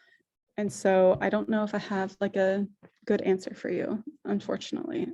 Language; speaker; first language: English; native; English